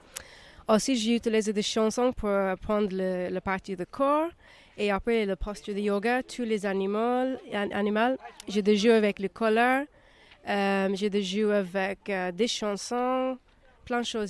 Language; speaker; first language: French; non-native, fluent; English